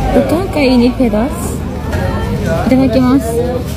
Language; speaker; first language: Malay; non-native, learner; Japanese